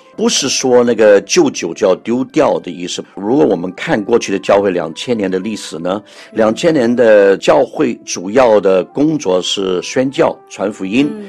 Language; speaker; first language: Chinese; non-native, local second language; Cantonese